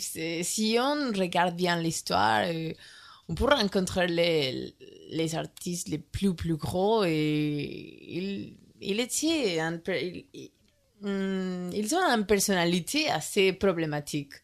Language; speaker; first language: French; non-native, learner; Spanish